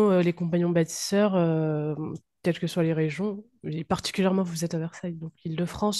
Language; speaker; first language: French; native; French